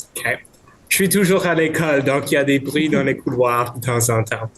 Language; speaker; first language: French; non-native, local second language; English